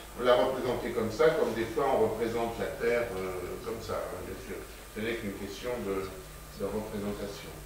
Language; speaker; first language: French; native; French